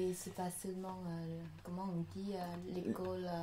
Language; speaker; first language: French; non-native, learner; Khmer